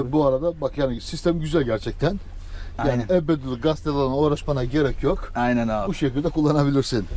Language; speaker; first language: Turkish; native; Turkish